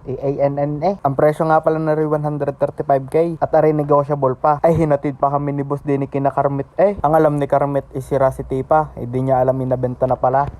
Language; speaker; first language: Filipino; native; Filipino